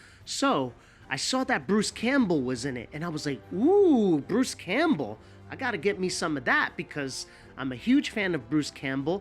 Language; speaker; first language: English; native; English